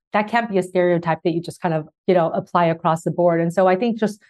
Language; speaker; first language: English; early bilingual, other home language; Chinese